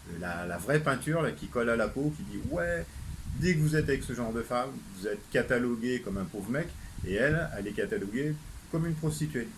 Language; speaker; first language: French; native; French